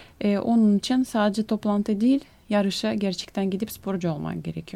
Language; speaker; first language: Turkish; non-native, fluent; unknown